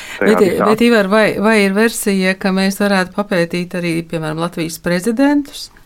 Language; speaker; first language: Latvian; native; Latvian